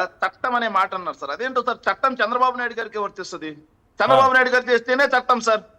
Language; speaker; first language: Telugu; native; Telugu